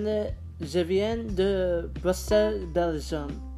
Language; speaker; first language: French; non-native, learner; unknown